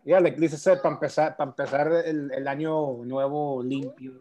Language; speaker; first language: Spanish; early bilingual, heritage; Spanish